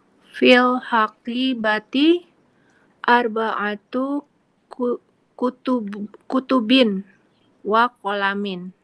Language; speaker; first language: Arabic; non-native, learner; Indonesian